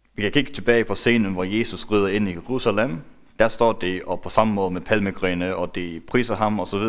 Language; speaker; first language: Danish; non-native, local second language; Faroese